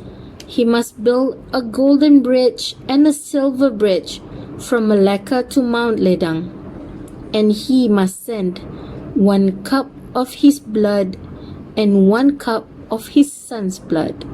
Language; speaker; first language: English; non-native, local second language; Malay